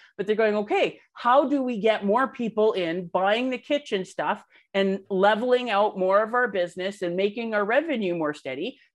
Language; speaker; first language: English; native; English